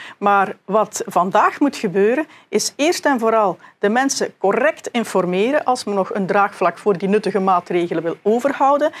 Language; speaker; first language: Dutch; native; Dutch